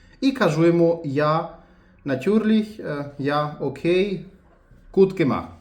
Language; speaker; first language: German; non-native, fluent; Ukrainian